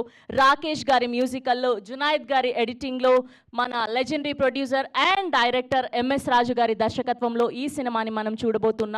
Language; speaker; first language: Telugu; native; Telugu